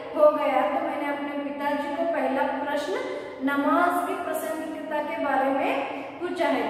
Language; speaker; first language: Hindi; non-native, local second language; Kannada